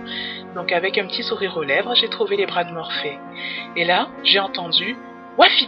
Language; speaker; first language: French; native; French